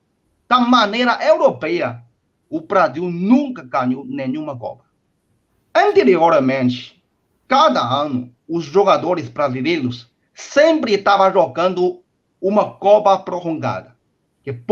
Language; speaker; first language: Portuguese; non-native, fluent; Chinese